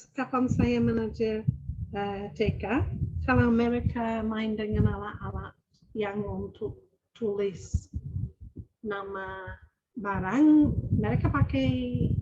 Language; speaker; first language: Indonesian; non-native, fluent; English